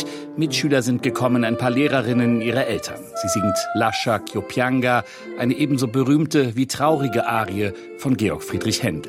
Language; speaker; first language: German; native; German